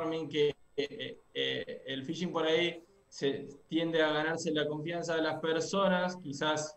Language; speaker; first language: Spanish; native; Spanish